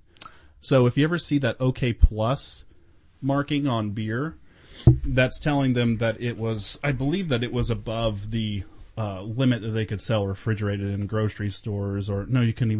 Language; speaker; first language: English; native; English